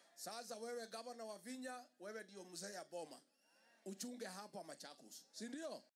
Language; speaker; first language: Swahili; non-native, local second language; Kikuyu